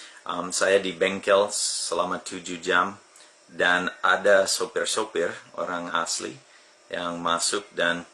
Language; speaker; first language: Indonesian; non-native, fluent; English